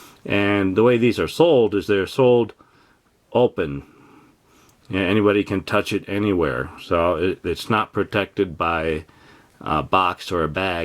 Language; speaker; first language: English; native; English